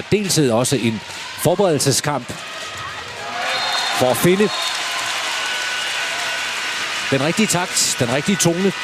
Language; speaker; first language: Danish; native; Danish